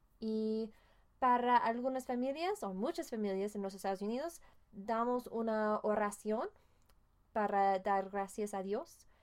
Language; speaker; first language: Spanish; non-native, fluent; English